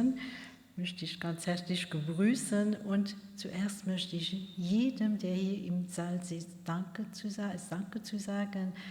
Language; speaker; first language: German; non-native, local second language; Luxembourgish